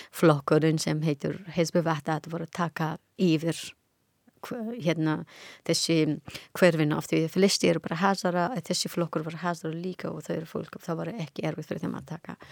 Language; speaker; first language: Icelandic; non-native, learner; Persian